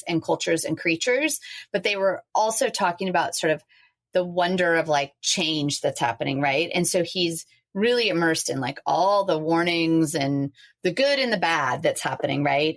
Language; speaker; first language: English; native; English